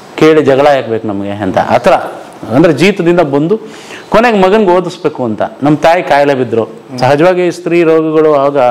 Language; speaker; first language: Kannada; non-native, local second language; Lambadi